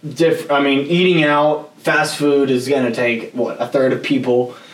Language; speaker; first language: English; native; English